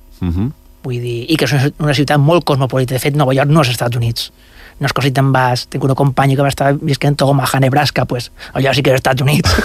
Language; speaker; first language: Catalan; native; Catalan